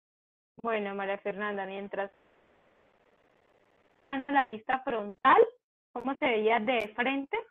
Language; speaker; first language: Spanish; native; Spanish